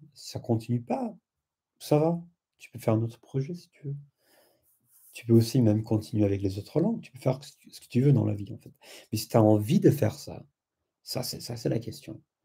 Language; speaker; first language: French; non-native, fluent; English